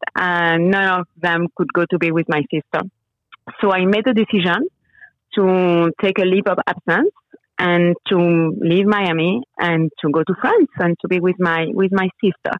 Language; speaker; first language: English; non-native, fluent; French